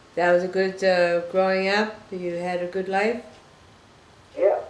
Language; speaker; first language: English; native; English